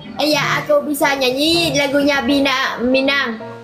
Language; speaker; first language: Indonesian; non-native, learner; Vietnamese